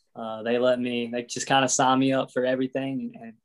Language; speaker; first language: English; native; English